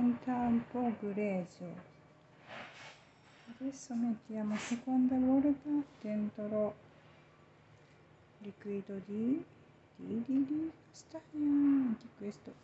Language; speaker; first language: Italian; non-native, learner; Japanese